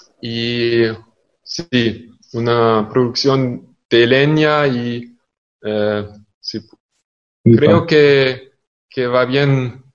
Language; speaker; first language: Spanish; non-native, fluent; German